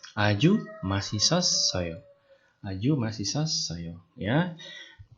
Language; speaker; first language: Korean; non-native, fluent; Indonesian